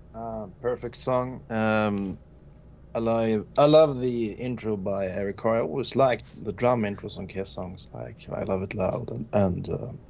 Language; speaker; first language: English; non-native, fluent; Swedish